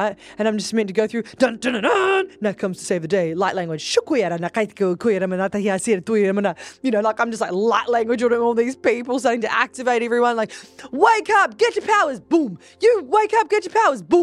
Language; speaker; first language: English; native; English